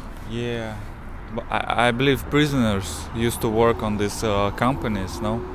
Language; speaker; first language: English; non-native, fluent; Russian